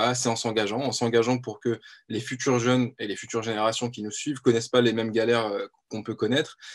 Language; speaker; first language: French; native; French